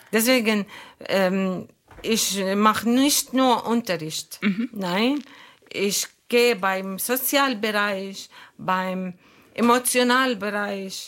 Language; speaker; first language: German; non-native, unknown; Arabic